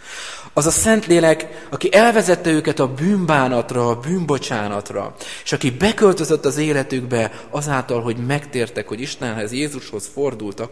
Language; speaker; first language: Hungarian; native; Hungarian